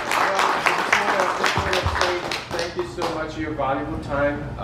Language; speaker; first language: English; non-native, fluent; Korean